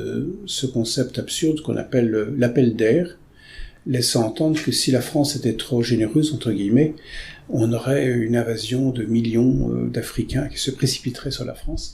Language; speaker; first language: French; native; French